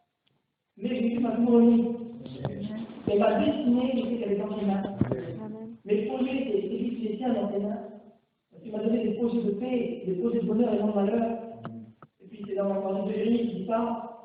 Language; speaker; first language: French; native; French